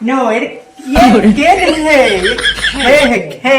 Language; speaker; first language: Hindi; non-native, local second language; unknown